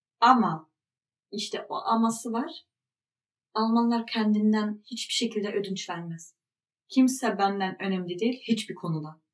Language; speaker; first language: Turkish; early bilingual, heritage; Turkish